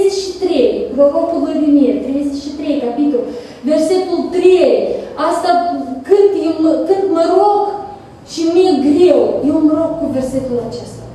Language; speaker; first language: Romanian; non-native, learner; Russian